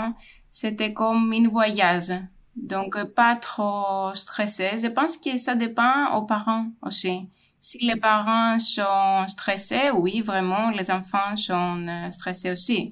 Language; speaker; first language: French; non-native, fluent; Greek